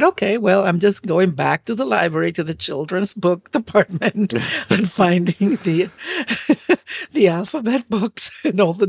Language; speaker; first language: English; non-native, fluent; Spanish